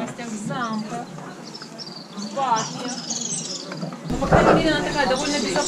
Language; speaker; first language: Russian; native; Russian